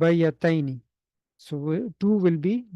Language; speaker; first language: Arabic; non-native, fluent; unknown